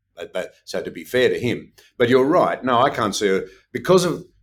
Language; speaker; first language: English; native; English